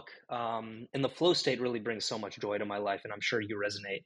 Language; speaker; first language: English; native; English